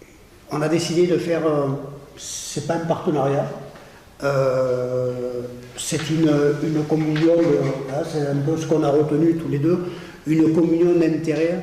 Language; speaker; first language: French; native; French